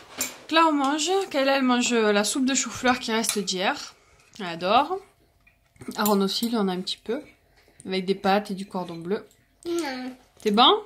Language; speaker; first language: French; native; French